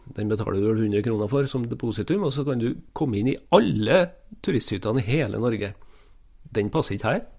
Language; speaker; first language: Norwegian; native; Norwegian